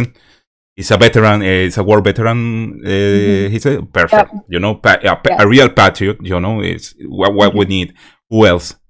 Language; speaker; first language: English; non-native, learner; Spanish